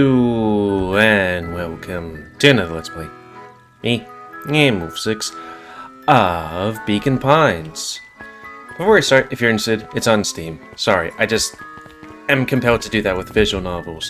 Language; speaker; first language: English; native; English